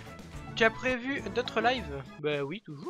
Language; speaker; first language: French; native; French